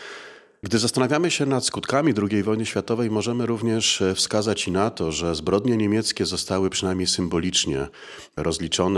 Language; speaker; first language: Polish; native; Polish